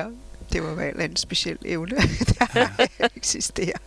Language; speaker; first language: Danish; native; Danish